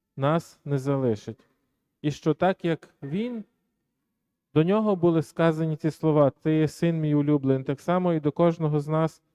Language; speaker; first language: Ukrainian; native; Ukrainian